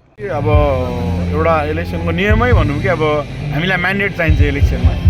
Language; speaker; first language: Nepali; native; Nepali